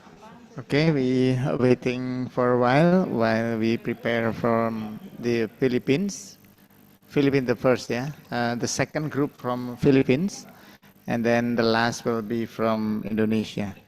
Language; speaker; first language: English; non-native, fluent; Indonesian